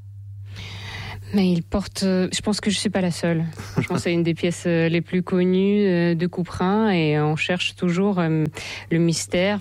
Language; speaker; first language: French; non-native, fluent; Russian